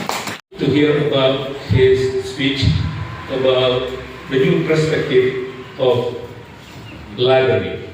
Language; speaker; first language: English; non-native, fluent; Indonesian